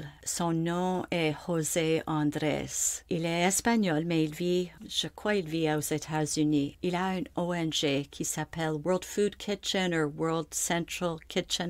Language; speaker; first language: French; non-native, local second language; English